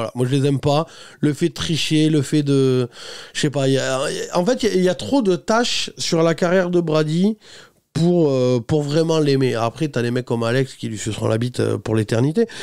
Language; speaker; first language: French; native; French